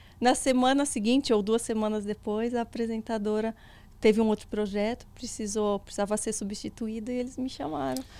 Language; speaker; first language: Portuguese; native; Portuguese